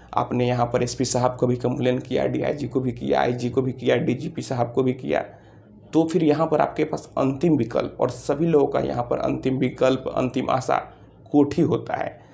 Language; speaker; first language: Hindi; native; Hindi